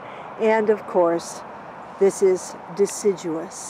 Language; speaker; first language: English; native; English